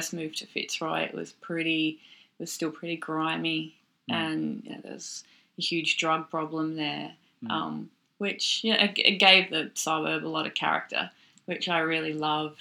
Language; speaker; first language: English; native; English